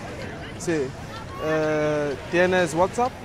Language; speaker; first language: Spanish; non-native, learner; English